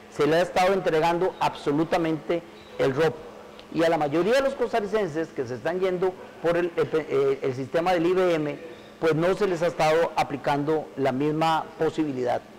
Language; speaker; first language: Spanish; native; Spanish